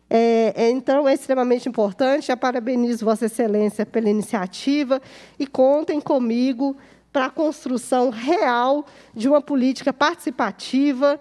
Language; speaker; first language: Portuguese; native; Portuguese